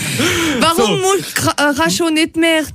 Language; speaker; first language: German; non-native, learner; French